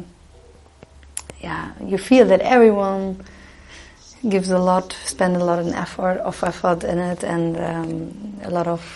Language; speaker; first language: English; non-native, fluent; German